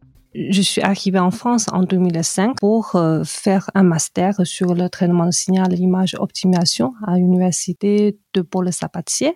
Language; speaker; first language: French; non-native, fluent; Chinese